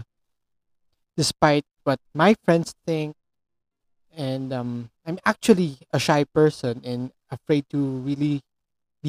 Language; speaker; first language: English; non-native, local second language; Filipino